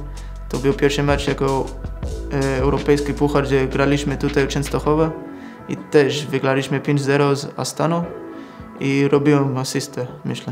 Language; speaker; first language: Polish; non-native, learner; English